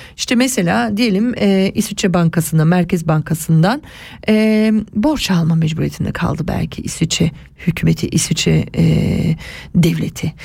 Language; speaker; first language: Turkish; early bilingual, heritage; Turkish